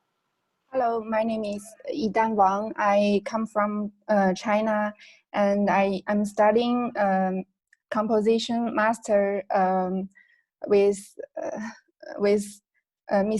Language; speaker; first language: English; non-native, learner; Chinese